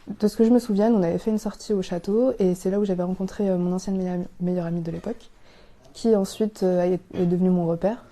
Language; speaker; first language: French; native; French